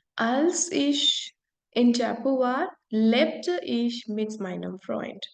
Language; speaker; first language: German; non-native, fluent; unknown